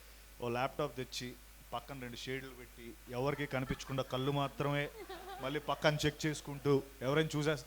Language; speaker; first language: Telugu; native; Telugu